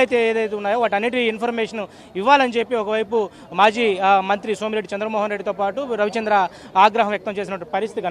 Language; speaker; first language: Telugu; native; Telugu